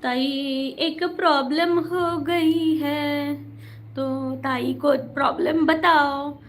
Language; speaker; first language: Hindi; non-native, local second language; Marathi